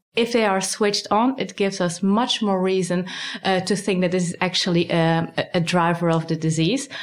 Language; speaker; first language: English; non-native, fluent; Dutch